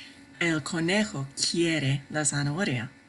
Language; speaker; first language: Spanish; non-native, fluent; English